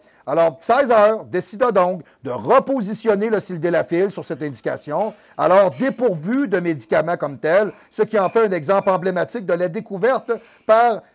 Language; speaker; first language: French; native; French